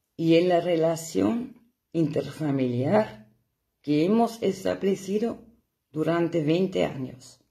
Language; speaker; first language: Spanish; non-native, fluent; German